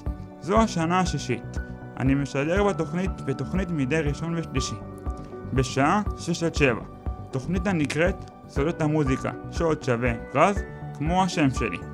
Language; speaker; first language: Hebrew; native; Hebrew